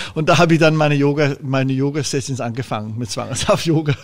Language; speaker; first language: German; non-native, fluent; Danish